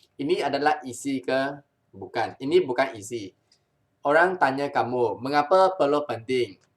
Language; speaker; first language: Malay; non-native, local second language; Chinese